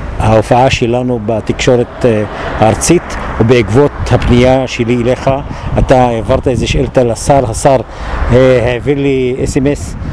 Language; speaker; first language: Hebrew; non-native, local second language; Arabic